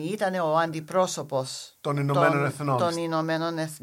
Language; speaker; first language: Greek; non-native, learner; English